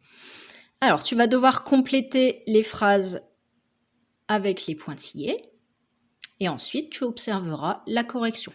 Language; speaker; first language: French; native; French